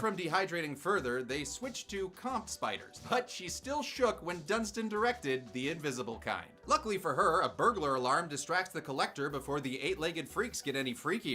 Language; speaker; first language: English; native; English